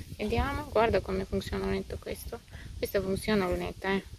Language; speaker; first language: Italian; non-native, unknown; Turkish